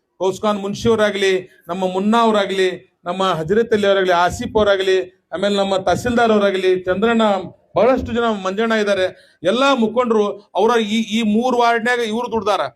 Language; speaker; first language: Kannada; non-native, local second language; Urdu